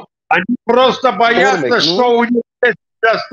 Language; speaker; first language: Russian; non-native, local second language; Tajik